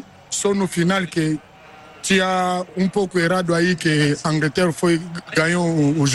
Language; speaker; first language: Portuguese; non-native, learner; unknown